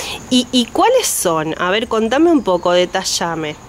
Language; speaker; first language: Spanish; native; Spanish